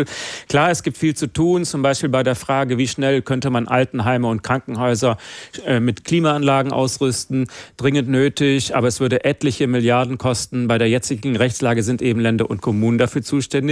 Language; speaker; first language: German; native; German